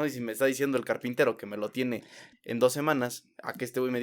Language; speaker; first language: Spanish; native; Spanish